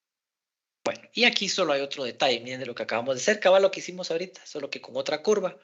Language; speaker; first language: Spanish; native; Spanish